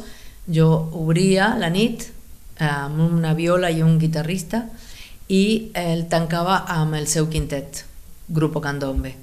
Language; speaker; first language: Catalan; non-native, fluent; Spanish